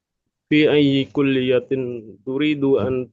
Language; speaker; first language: Arabic; non-native, learner; Indonesian